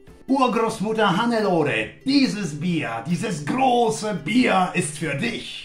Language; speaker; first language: German; non-native, fluent; Polish